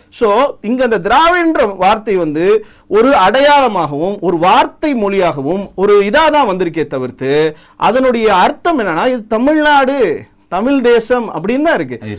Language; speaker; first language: Tamil; non-native, local second language; Telugu